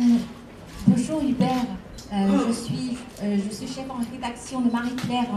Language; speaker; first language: French; non-native, fluent; Chinese